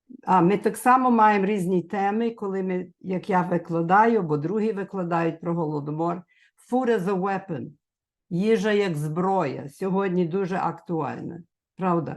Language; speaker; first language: Ukrainian; early bilingual, heritage; Ukrainian